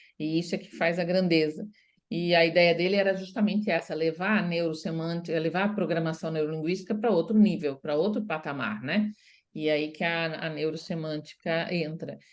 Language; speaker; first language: Portuguese; native; Portuguese